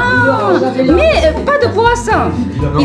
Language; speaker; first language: French; non-native, learner; Japanese